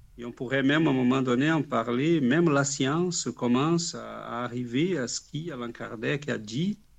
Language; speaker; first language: French; non-native, fluent; Portuguese